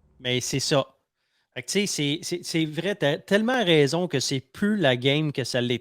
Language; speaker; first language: French; native; French